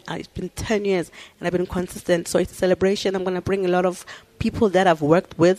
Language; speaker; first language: English; non-native, local second language; Zulu